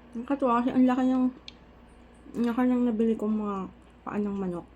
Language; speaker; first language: Filipino; non-native, local second language; Bikol